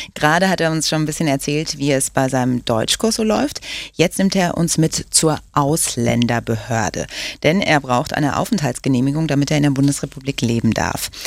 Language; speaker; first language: German; native; German